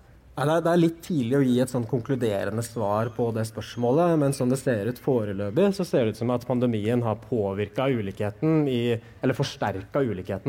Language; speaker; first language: Norwegian; native; Norwegian